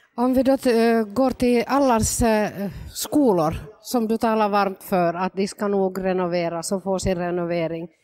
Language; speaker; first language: Swedish; native; Swedish